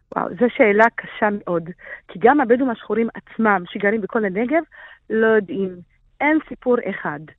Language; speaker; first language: Hebrew; non-native, local second language; Arabic